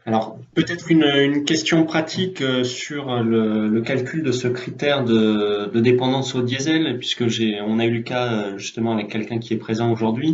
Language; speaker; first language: French; native; French